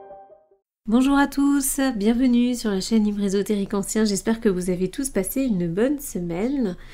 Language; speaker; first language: French; native; French